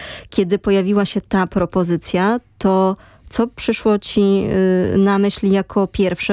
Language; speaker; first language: Polish; native; Polish